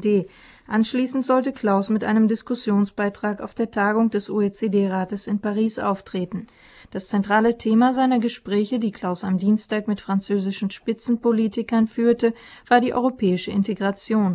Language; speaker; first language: German; native; German